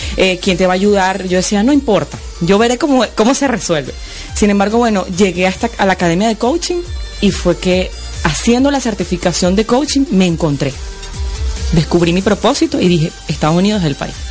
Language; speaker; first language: Spanish; native; Spanish